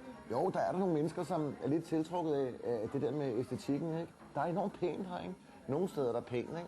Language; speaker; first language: Danish; native; Danish